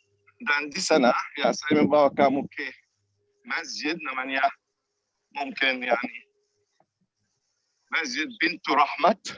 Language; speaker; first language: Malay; non-native, fluent; Arabic